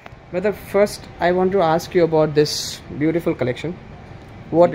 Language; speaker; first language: English; non-native, local second language; Hindi